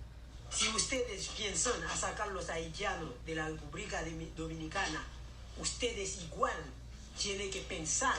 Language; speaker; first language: Spanish; non-native, learner; Haitian Creole